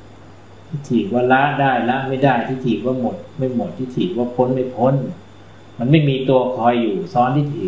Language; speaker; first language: Thai; native; Thai